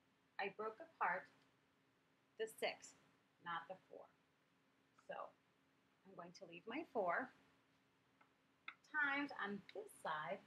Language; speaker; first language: English; native; English